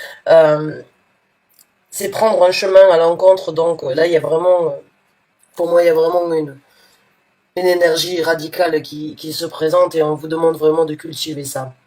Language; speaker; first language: French; native; French